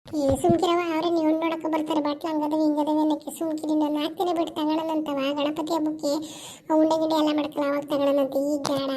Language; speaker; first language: Kannada; native; Kannada